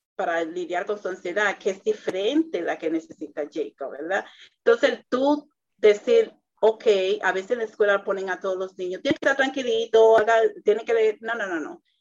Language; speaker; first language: Spanish; native; Spanish